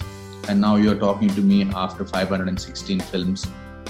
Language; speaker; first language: English; non-native, local second language; Hindi